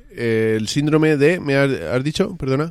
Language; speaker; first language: Spanish; native; Spanish